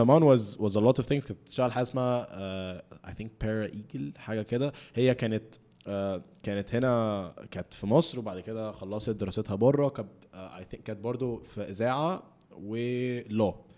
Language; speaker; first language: Arabic; early bilingual, heritage; Arabic